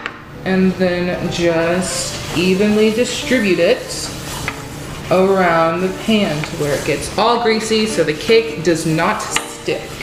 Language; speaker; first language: English; native; English